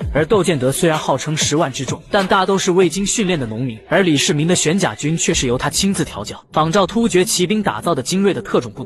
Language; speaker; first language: Chinese; native; Chinese